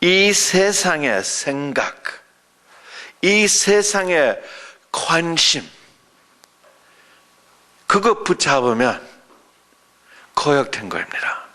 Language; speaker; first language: Korean; early bilingual, other home language; English